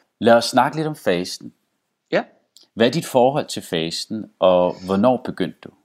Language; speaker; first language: Danish; early bilingual, other home language; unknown